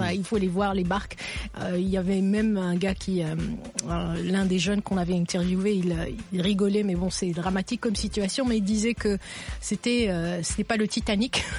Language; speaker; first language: French; non-native, local second language; Arabic